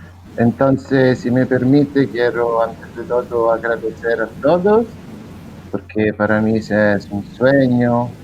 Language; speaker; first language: Spanish; non-native, fluent; Italian